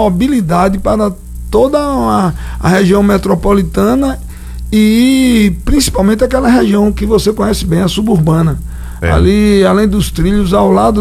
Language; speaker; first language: Portuguese; native; Portuguese